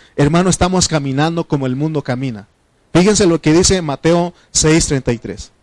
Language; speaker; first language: Spanish; non-native, local second language; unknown